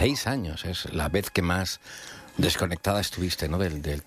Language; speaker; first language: Spanish; native; Spanish